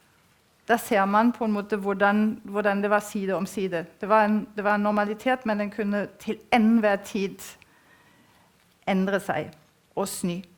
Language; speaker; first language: Norwegian; non-native, fluent; German